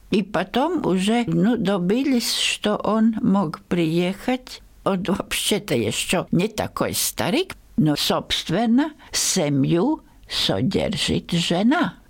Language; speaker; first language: Russian; non-native, local second language; Latvian